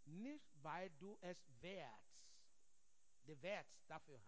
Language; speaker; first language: German; non-native, learner; English